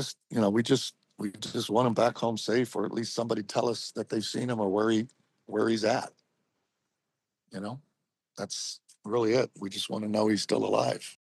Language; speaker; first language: English; native; English